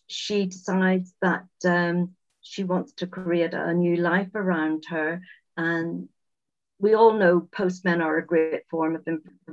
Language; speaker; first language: English; native; English